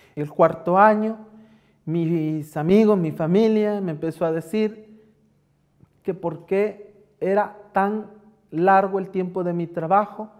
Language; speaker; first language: Spanish; native; Spanish